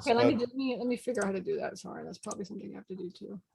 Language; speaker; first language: English; native; English